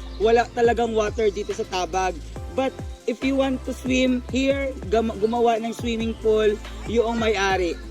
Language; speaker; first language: Filipino; native; Filipino